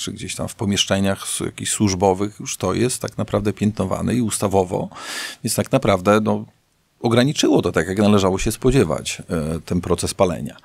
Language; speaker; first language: Polish; native; Polish